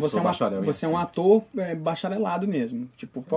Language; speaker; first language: Portuguese; native; Portuguese